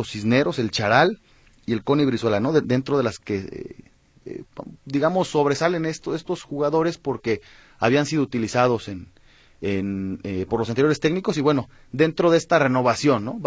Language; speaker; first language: Spanish; native; Spanish